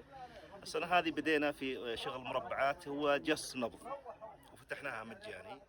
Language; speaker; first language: Arabic; native; Arabic